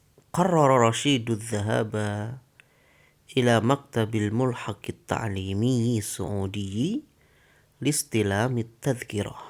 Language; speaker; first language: Arabic; non-native, fluent; Indonesian